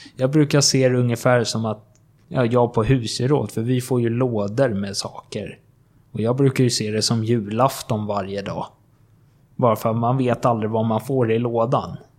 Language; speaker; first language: Swedish; native; Swedish